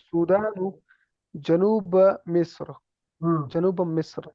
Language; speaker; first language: Arabic; non-native, learner; Urdu